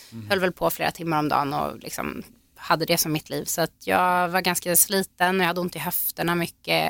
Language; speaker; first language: Swedish; native; Swedish